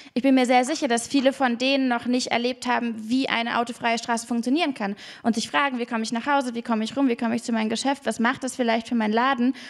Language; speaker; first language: German; native; German